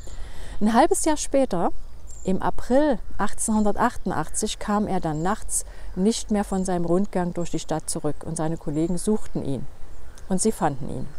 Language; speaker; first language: German; native; German